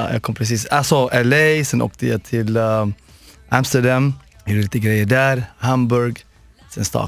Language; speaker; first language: Swedish; non-native, fluent; Arabic